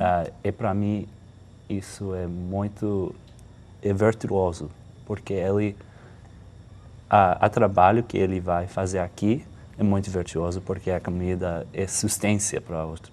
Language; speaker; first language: Portuguese; non-native, learner; English